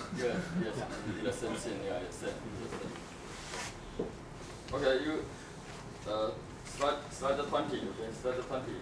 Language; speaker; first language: English; non-native, learner; Chinese